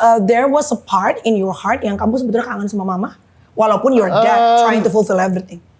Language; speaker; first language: Indonesian; native; Indonesian